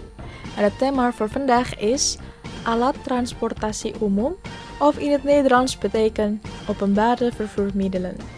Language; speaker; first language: Dutch; non-native, fluent; Indonesian